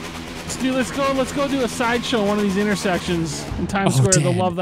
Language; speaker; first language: English; native; English